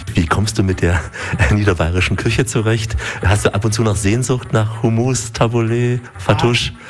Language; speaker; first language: German; native; German